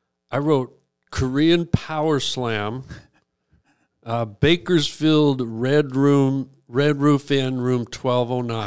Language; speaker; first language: English; native; English